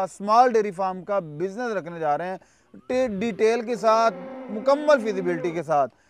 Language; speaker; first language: Urdu; non-native, local second language; Punjabi